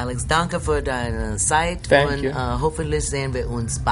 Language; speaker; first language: German; non-native, fluent; English